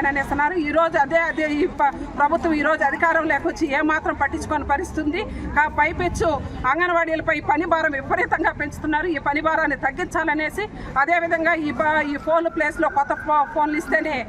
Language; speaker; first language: Telugu; native; Telugu